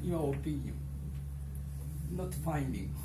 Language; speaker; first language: English; non-native, fluent; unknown